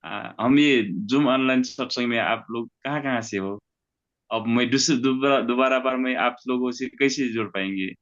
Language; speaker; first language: Hindi; non-native, learner; Nepali